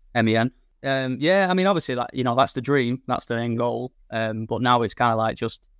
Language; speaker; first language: English; native; English